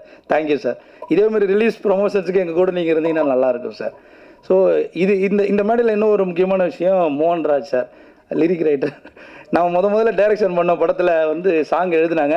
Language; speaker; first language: Tamil; native; Tamil